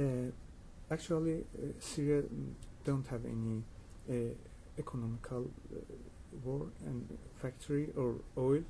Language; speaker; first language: English; non-native, learner; Persian